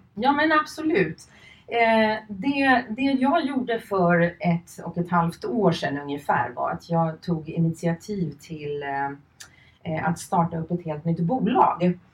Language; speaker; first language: Swedish; early bilingual, other home language; Finnish